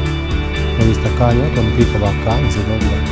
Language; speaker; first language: Spanish; native; Spanish